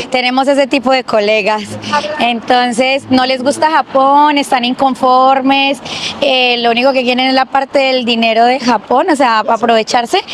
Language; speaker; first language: Spanish; native; Spanish